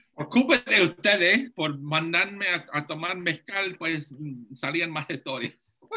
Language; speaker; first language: Spanish; non-native, fluent; English